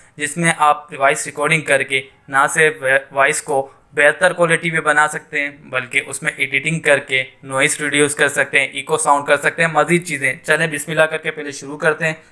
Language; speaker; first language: Hindi; native; Hindi